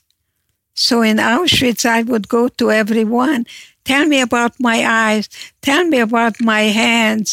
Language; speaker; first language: English; non-native, fluent; Hungarian